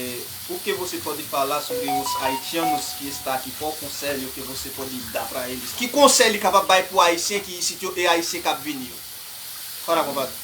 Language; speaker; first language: Portuguese; non-native, learner; Haitian Creole